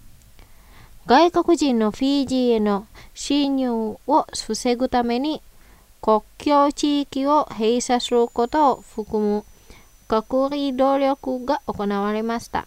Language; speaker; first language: Japanese; non-native, fluent; Indonesian